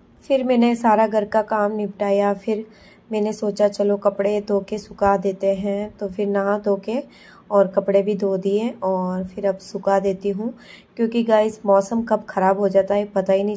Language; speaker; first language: Hindi; native; Hindi